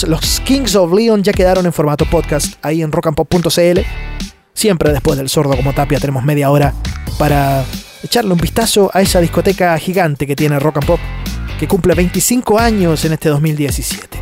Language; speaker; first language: Spanish; native; Spanish